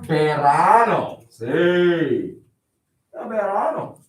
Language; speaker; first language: Spanish; non-native, fluent; English